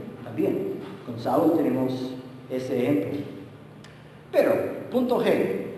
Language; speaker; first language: Spanish; non-native, fluent; English